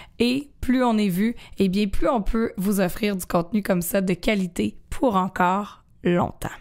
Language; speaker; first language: French; native; French